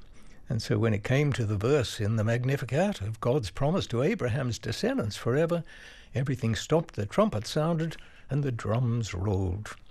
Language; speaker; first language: English; native; English